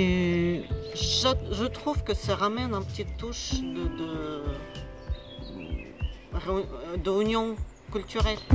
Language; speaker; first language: French; non-native, fluent; Russian